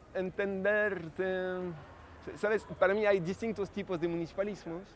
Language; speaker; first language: Spanish; non-native, fluent; French